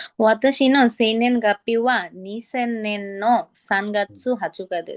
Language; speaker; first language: Japanese; non-native, learner; Bangla